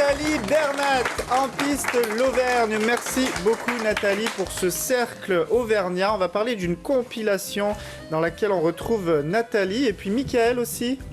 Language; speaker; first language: French; native; French